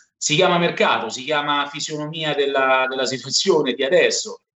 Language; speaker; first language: Italian; native; Italian